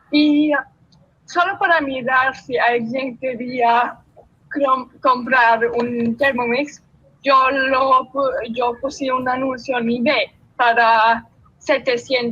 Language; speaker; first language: Spanish; early bilingual, heritage; German